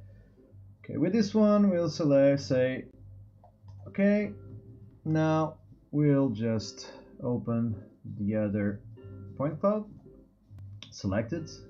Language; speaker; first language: English; non-native, fluent; Portuguese